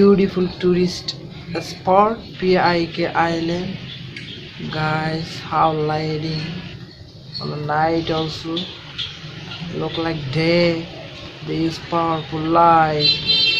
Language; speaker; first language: English; non-native, learner; Bangla